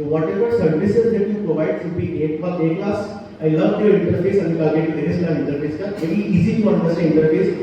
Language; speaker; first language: English; non-native, local second language; Bangla